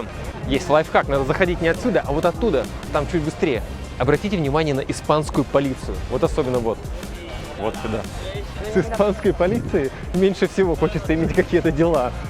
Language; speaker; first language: Russian; native; Russian